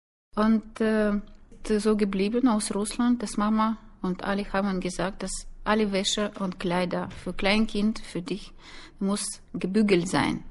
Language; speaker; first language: German; non-native, learner; Russian